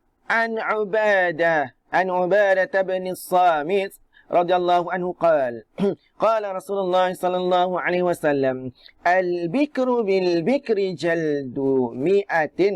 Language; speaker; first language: Arabic; non-native, fluent; Malay